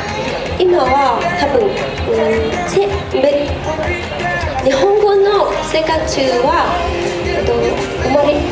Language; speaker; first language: Japanese; non-native, learner; Vietnamese